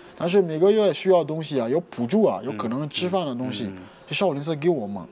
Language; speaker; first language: Chinese; non-native, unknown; French